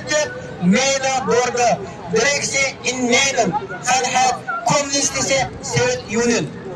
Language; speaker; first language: Dutch; non-native, learner; Uyghur